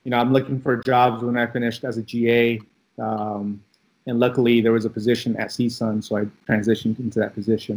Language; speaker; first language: English; early bilingual, other home language; Filipino